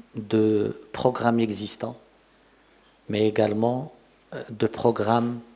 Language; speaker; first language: French; non-native, local second language; Arabic